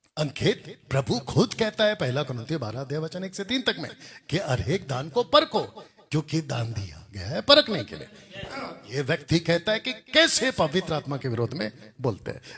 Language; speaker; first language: Hindi; non-native, local second language; Telugu